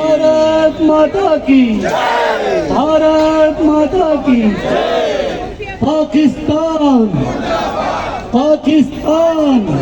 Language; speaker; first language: Hindi; non-native, local second language; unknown